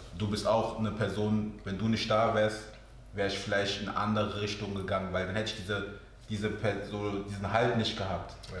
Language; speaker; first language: German; early bilingual, other home language; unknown